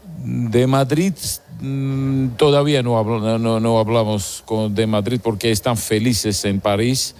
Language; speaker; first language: Spanish; non-native, learner; Georgian